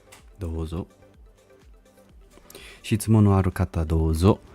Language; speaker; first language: Japanese; non-native, learner; English